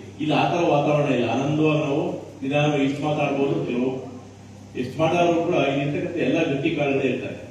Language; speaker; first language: Kannada; native; Kannada